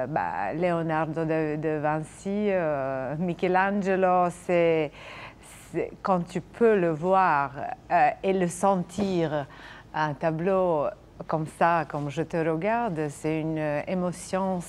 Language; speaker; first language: French; non-native, fluent; Serbian